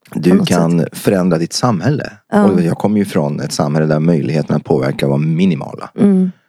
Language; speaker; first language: Swedish; early bilingual, other home language; Persian